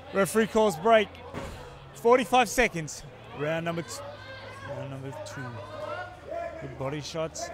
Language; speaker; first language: English; native; English